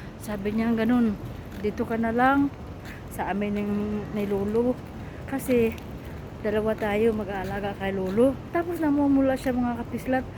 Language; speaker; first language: Filipino; non-native, local second language; Cebuano